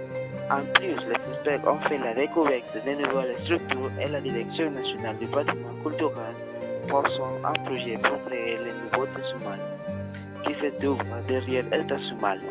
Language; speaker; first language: French; non-native, learner; Spanish